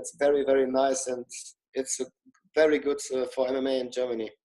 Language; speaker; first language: English; non-native, fluent; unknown